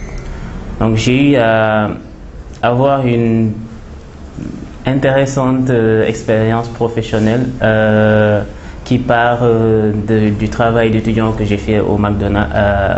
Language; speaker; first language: French; non-native, local second language; Wolof